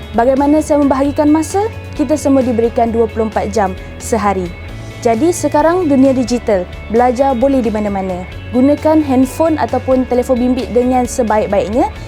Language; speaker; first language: Malay; non-native, local second language; Iban